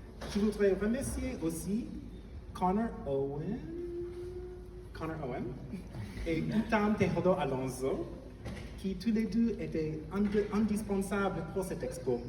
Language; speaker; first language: French; non-native, fluent; English